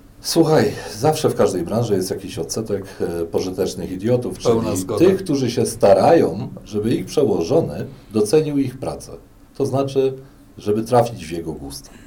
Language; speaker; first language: Polish; native; Polish